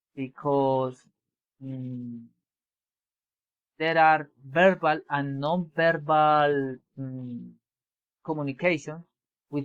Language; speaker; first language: English; non-native, learner; Spanish